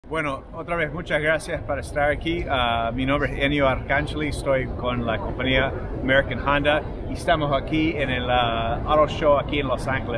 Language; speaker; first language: Spanish; non-native, fluent; English